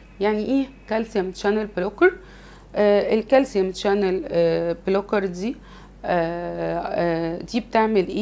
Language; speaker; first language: Arabic; native; Arabic